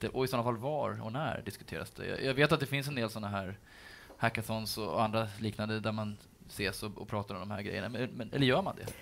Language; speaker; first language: Swedish; native; Swedish